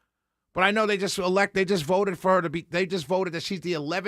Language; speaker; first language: English; native; English